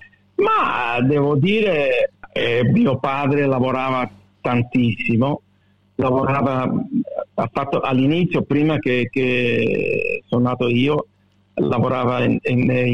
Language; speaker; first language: Italian; early bilingual, heritage; Italian